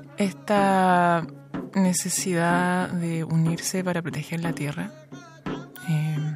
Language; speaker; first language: Spanish; native; Spanish